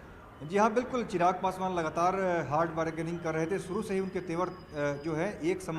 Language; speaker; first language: Hindi; native; Hindi